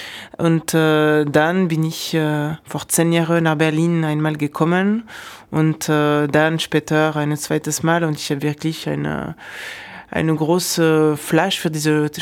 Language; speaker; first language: German; non-native, fluent; French